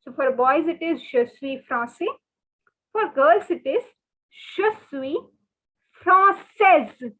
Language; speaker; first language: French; non-native, fluent; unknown